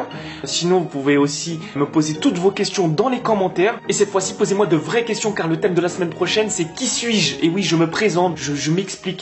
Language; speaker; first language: French; native; French